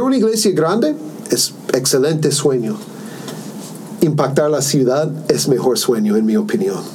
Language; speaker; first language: Spanish; non-native, fluent; English